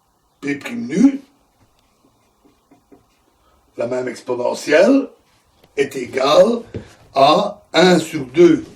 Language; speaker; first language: French; native; French